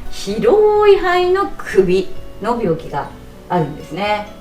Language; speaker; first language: Japanese; native; Japanese